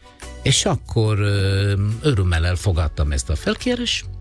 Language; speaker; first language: Hungarian; non-native, learner; Italian